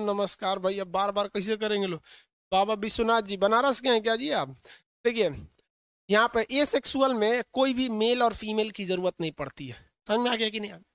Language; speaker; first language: Hindi; native; Hindi